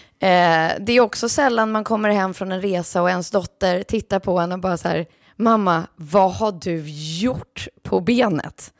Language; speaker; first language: Swedish; native; Swedish